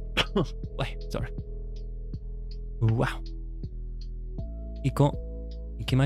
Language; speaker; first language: Japanese; non-native, learner; English